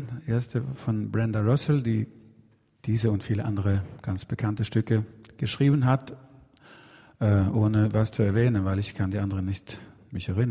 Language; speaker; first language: German; non-native, learner; Swedish